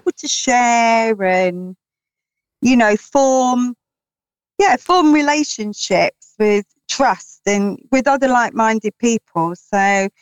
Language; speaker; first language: English; native; English